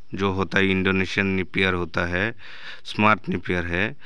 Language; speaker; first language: Hindi; non-native, local second language; Bangla